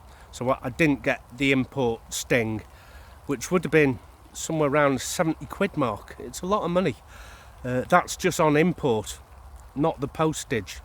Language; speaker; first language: English; native; English